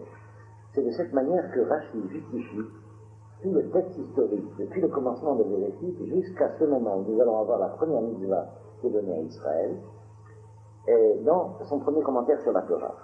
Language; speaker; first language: French; native; French